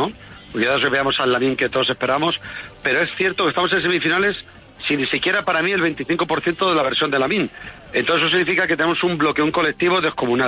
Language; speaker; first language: Spanish; native; Spanish